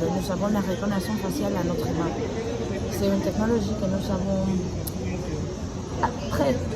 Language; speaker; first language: French; non-native, learner; Spanish